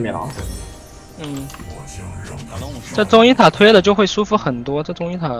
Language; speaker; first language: Chinese; native; Chinese